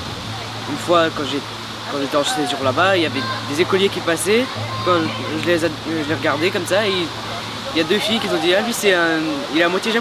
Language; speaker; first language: French; early bilingual, other home language; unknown